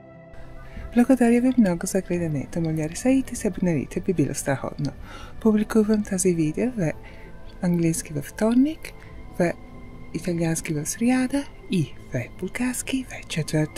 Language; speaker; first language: Bulgarian; non-native, learner; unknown